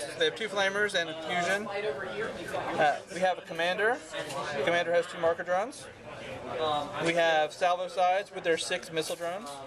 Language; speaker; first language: English; native; English